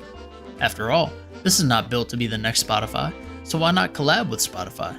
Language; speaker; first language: English; native; English